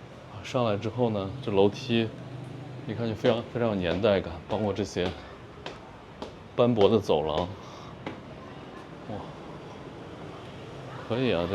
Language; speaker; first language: Chinese; native; Chinese